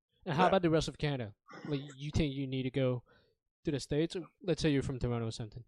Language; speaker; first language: English; non-native, fluent; French